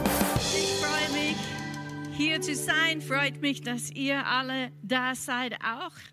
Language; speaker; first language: German; non-native, fluent; English